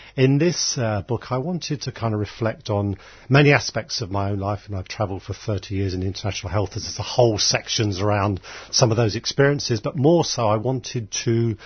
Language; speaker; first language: English; native; English